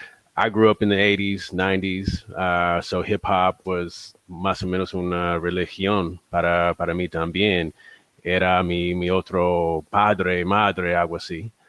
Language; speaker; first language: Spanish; non-native, learner; English